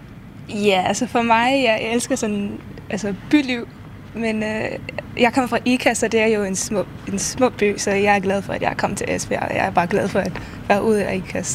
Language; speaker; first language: Danish; non-native, fluent; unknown